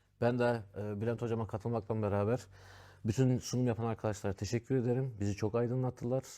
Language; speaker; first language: Turkish; early bilingual, heritage; Turkish